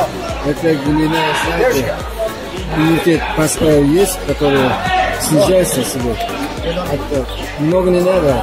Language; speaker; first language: Russian; non-native, local second language; Uzbek